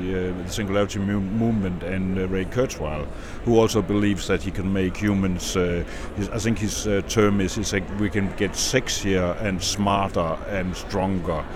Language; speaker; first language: English; non-native, fluent; Danish